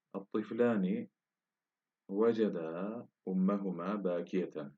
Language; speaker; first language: Arabic; non-native, fluent; Turkish